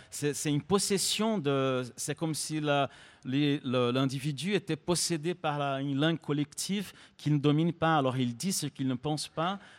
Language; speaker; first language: French; non-native, fluent; Portuguese